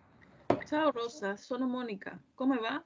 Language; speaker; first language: Italian; non-native, learner; Spanish